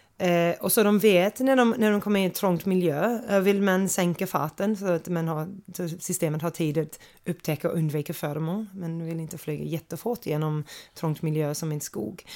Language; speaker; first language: Swedish; non-native, fluent; English